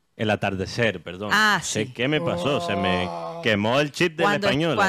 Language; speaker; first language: Spanish; early bilingual, heritage; Spanish